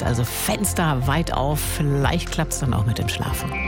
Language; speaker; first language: German; native; German